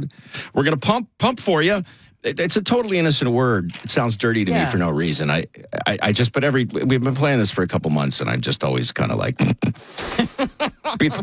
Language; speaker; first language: English; native; English